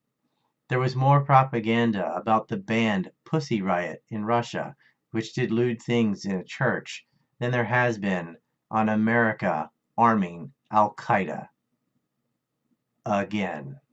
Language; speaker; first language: English; native; English